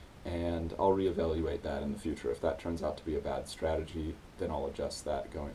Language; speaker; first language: English; native; English